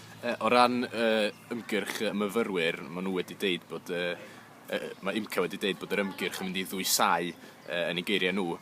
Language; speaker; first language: Welsh; native; Welsh